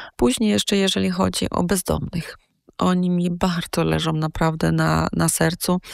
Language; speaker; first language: Polish; native; Polish